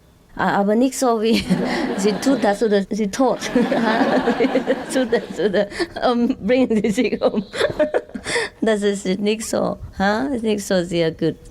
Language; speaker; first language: German; non-native, fluent; Vietnamese